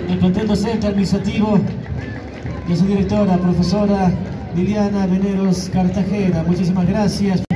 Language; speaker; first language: Spanish; native; Spanish